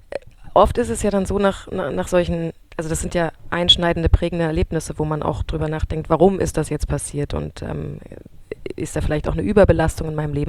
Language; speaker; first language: German; native; German